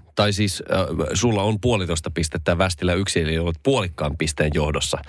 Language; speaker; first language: Finnish; early bilingual, other home language; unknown